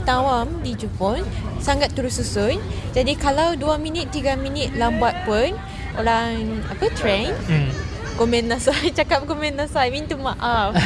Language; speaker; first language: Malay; non-native, fluent; Japanese